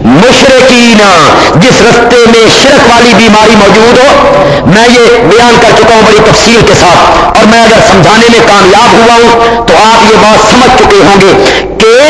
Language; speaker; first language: Urdu; non-native, local second language; Punjabi